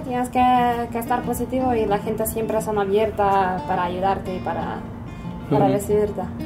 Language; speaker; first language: Spanish; non-native, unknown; Macedonian